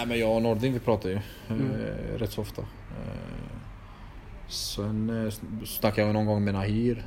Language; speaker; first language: Swedish; early bilingual, other home language; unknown